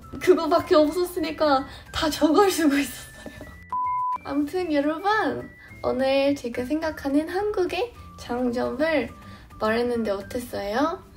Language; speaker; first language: Korean; non-native, fluent; English